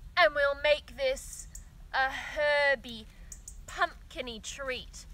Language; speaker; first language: English; native; English